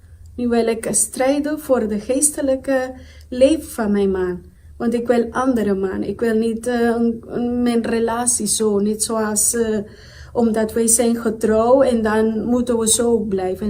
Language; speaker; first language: Dutch; non-native, local second language; Papiamento